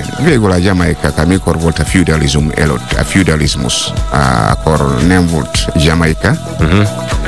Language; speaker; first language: Hungarian; non-native, fluent; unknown